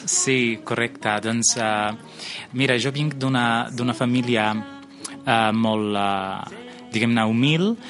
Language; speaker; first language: Catalan; non-native, fluent; Italian